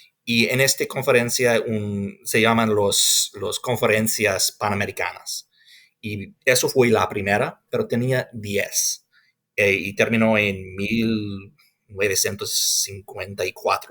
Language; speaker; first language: Spanish; non-native, fluent; English